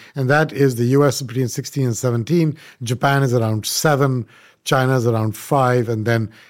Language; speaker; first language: English; non-native, local second language; Punjabi